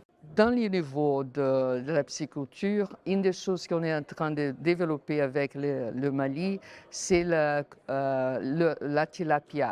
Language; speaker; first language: French; non-native, fluent; Portuguese